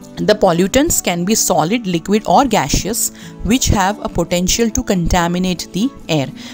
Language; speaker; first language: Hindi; non-native, local second language; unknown